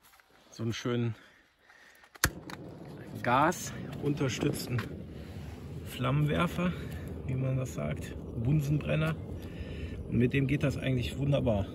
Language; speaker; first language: German; native; German